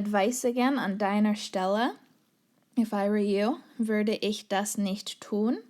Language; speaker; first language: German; non-native, fluent; English